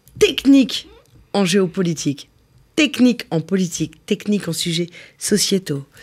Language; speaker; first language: French; native; French